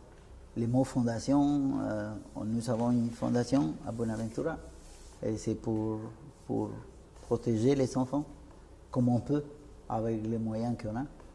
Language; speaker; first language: French; non-native, fluent; Spanish